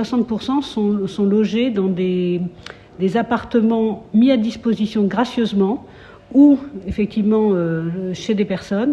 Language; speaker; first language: French; native; French